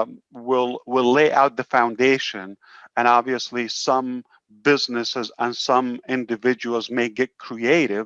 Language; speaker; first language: English; non-native, fluent; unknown